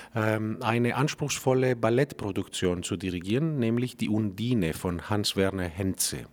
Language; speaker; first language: German; non-native, fluent; Greek